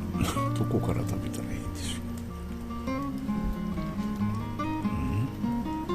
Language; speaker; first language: Japanese; native; Japanese